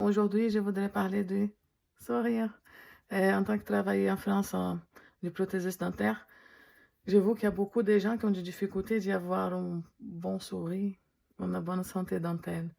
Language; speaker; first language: French; non-native, fluent; Portuguese